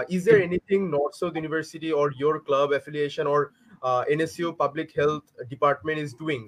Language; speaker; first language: English; non-native, local second language; Bangla